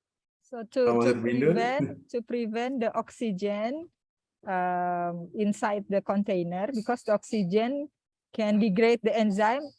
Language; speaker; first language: English; non-native, fluent; Indonesian